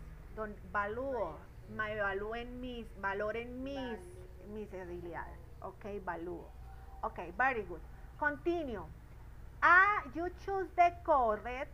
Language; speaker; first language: English; non-native, learner; Spanish